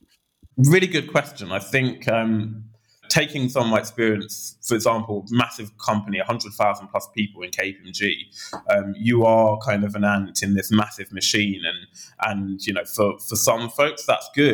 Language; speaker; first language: English; native; English